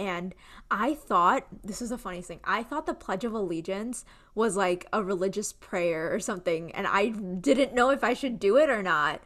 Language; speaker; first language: English; early bilingual, other home language; Gujarati